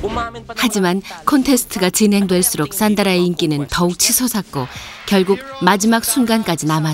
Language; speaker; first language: Korean; native; Korean